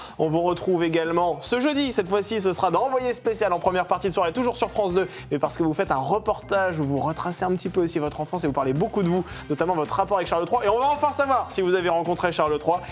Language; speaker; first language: French; native; French